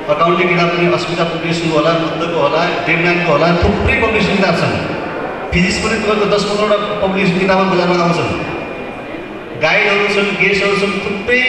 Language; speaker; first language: Nepali; native; Nepali